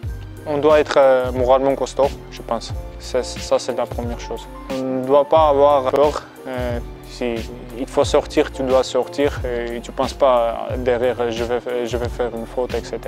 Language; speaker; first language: French; non-native, fluent; Armenian